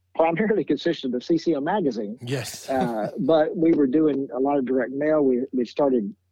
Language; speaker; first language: English; native; English